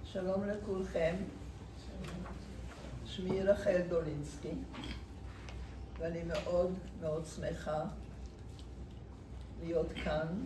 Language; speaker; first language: Hebrew; non-native, fluent; Hungarian